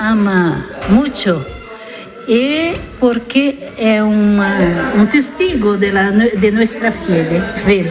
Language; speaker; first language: Spanish; non-native, learner; Portuguese